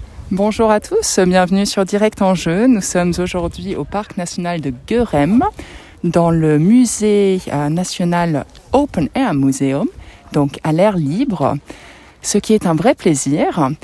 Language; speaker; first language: French; native; French